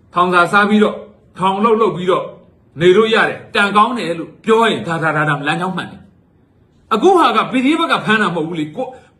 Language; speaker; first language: Burmese; native; Burmese